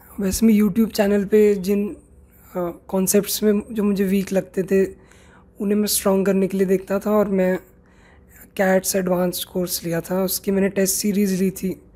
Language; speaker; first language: Hindi; native; Hindi